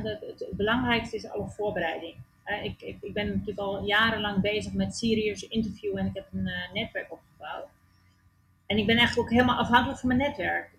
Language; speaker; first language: Dutch; native; Dutch